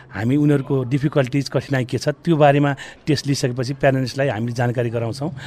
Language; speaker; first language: Nepali; native; Nepali